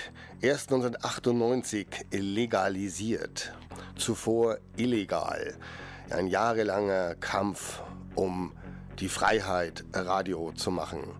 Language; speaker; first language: German; native; German